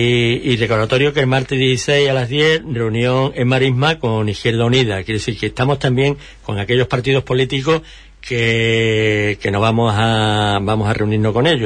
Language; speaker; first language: Spanish; native; Spanish